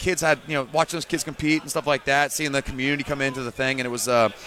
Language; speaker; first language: English; native; English